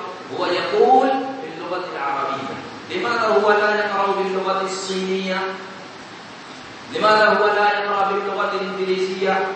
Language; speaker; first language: Arabic; non-native, fluent; Urdu